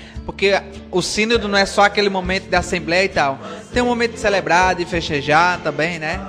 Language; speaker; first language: Portuguese; native; Portuguese